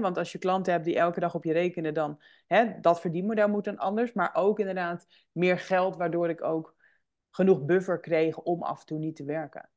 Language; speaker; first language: Dutch; native; Dutch